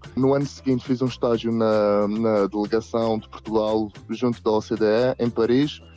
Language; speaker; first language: Portuguese; native; Portuguese